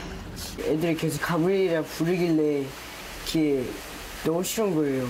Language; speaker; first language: Korean; early bilingual, other home language; Filipino